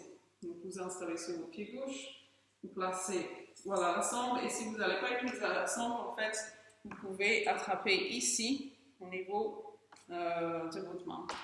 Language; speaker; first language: French; native; French